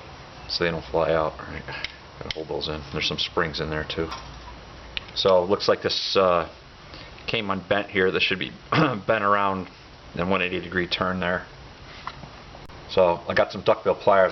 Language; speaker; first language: English; native; English